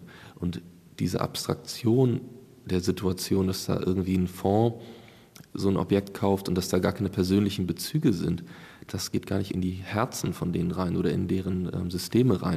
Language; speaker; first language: German; native; German